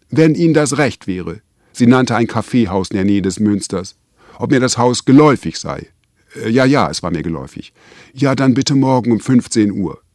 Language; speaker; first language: German; native; German